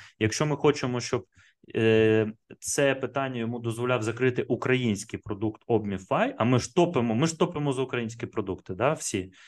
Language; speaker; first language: Ukrainian; non-native, local second language; Russian